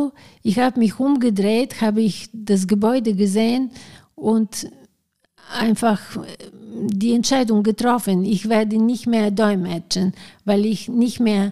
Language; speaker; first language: German; non-native, fluent; Bulgarian